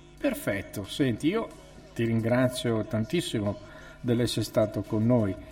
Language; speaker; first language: Italian; native; Italian